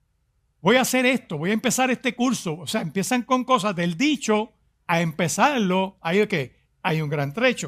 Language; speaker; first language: Spanish; native; Spanish